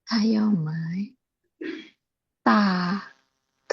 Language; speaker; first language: Chinese; non-native, learner; Indonesian